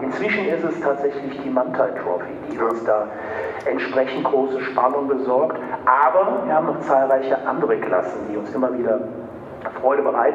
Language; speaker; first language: German; native; German